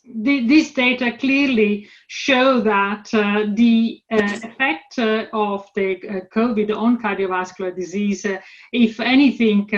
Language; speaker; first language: English; non-native, fluent; Italian